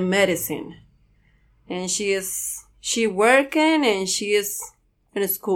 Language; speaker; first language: English; non-native, learner; Spanish